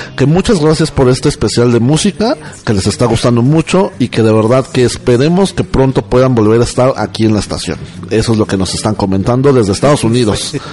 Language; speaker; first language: Spanish; native; Spanish